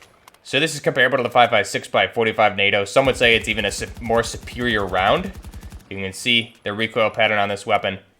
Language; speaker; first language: English; native; English